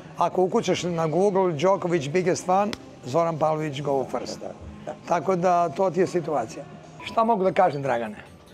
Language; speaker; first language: Serbian; native; Serbian